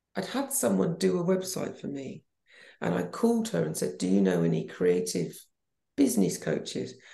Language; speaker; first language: English; native; English